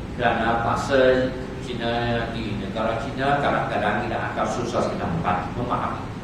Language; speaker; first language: Malay; non-native, local second language; Chinese